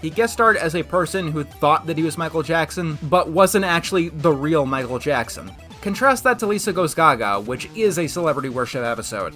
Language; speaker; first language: English; native; English